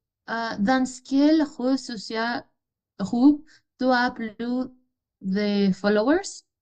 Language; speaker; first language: French; non-native, learner; Spanish